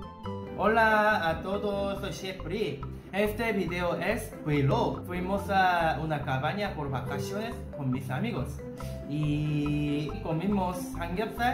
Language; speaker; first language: Spanish; non-native, learner; Korean